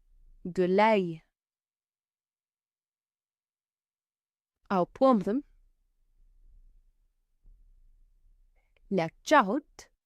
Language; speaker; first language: French; non-native, fluent; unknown